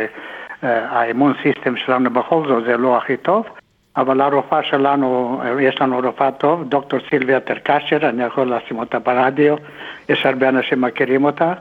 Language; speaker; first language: Hebrew; non-native, fluent; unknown